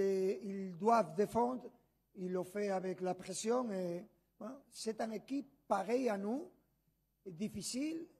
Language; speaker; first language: French; non-native, fluent; Spanish